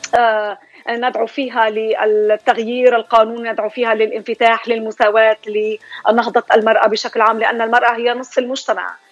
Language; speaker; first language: Arabic; native; Arabic